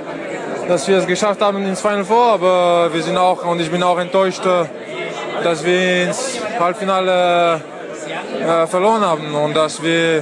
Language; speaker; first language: German; non-native, fluent; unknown